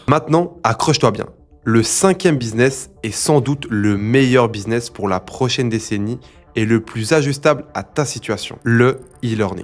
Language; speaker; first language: French; native; French